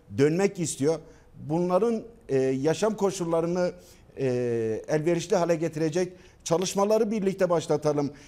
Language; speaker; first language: Turkish; non-native, local second language; Kurdish